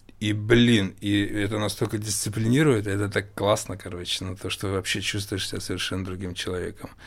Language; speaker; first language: Russian; native; Russian